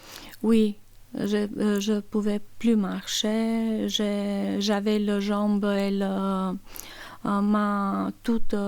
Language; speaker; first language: French; non-native, learner; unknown